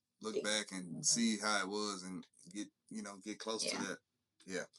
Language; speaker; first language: English; native; English